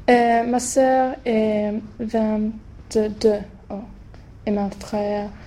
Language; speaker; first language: French; non-native, learner; Swedish